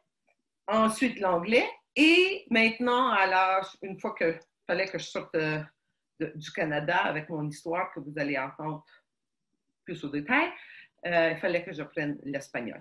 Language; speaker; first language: French; early bilingual, other home language; Ukrainian